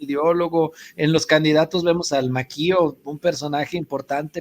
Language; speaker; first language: Spanish; native; Spanish